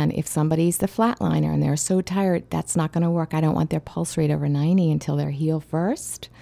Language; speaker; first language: English; native; English